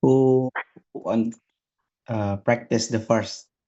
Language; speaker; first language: English; non-native, learner; Indonesian